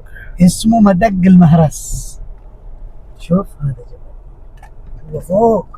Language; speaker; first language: Arabic; non-native, learner; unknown